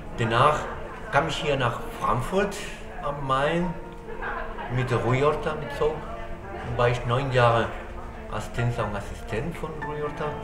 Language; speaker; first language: German; non-native, fluent; Spanish